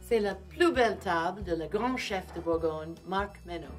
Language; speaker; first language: French; non-native, learner; English